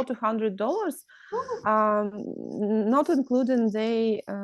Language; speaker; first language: English; non-native, learner; Russian